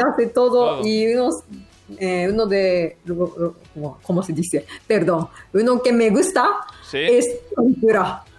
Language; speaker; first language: Spanish; non-native, learner; Japanese